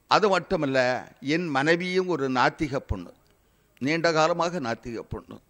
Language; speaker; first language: Tamil; native; Tamil